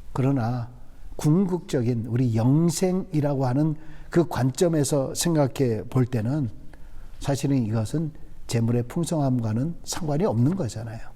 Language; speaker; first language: Korean; native; Korean